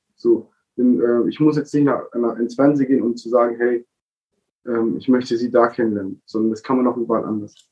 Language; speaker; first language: German; early bilingual, other home language; Italian